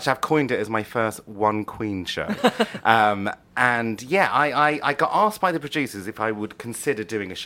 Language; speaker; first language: English; native; English